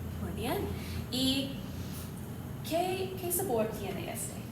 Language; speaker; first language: Spanish; non-native, learner; English